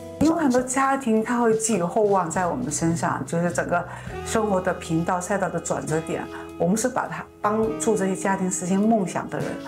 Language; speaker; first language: Chinese; native; Chinese